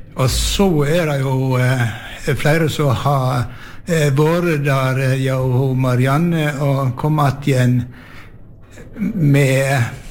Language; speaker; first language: Norwegian; native; Norwegian